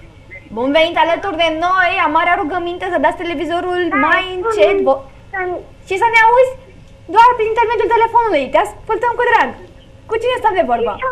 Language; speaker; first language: Romanian; native; Romanian